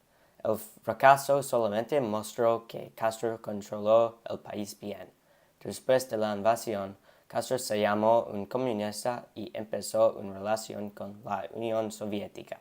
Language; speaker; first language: Spanish; non-native, learner; English